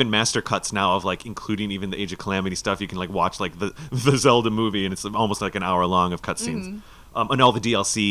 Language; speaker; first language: English; native; English